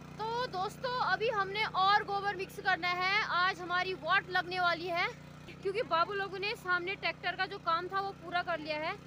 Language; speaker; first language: Hindi; native; Hindi